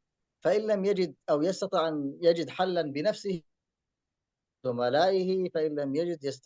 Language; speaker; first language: Arabic; native; Arabic